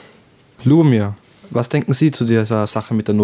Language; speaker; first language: German; native; German